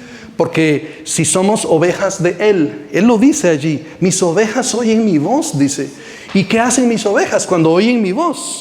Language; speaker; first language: Spanish; native; Spanish